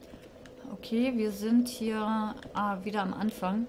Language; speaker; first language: German; native; German